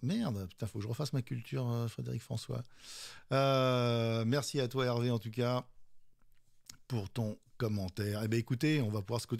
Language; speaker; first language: French; native; French